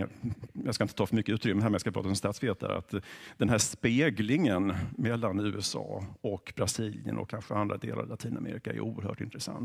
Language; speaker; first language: Swedish; native; Swedish